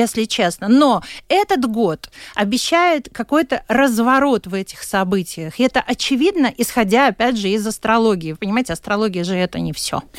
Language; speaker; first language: Russian; native; Russian